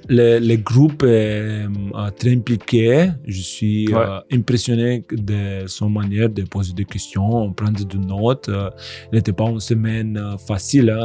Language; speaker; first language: French; non-native, fluent; Romanian